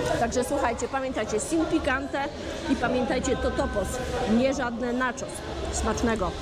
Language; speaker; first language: Polish; native; Polish